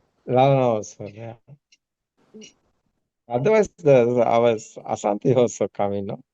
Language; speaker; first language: English; non-native, learner; Sinhala